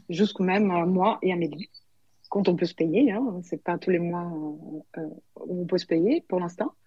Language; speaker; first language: French; non-native, fluent; Portuguese